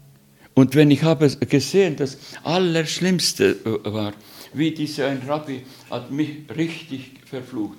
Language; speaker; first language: German; non-native, fluent; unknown